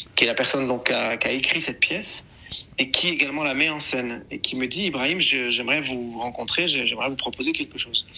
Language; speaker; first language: French; native; French